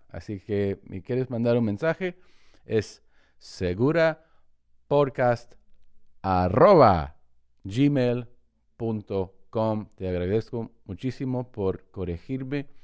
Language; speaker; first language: Spanish; early bilingual, heritage; Spanish